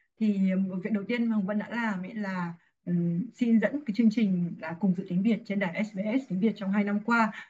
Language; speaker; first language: Vietnamese; native; Vietnamese